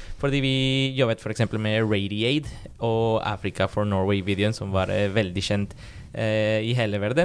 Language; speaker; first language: Norwegian; non-native, fluent; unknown